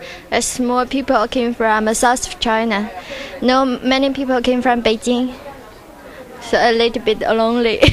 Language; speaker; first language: English; non-native, learner; Chinese